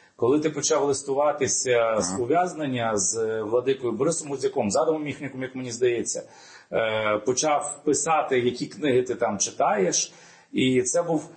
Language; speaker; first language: Ukrainian; native; Ukrainian